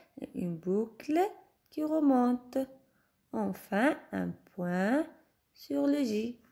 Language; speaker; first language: French; non-native, local second language; Arabic